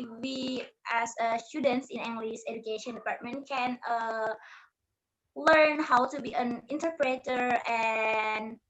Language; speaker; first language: English; non-native, learner; Indonesian